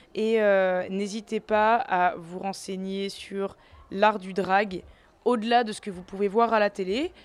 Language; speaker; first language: French; native; French